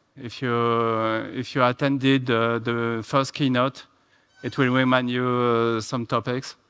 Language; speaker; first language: English; non-native, fluent; French